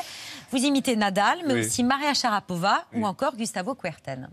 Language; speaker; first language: French; native; French